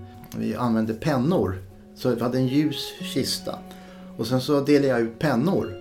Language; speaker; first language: Swedish; native; Swedish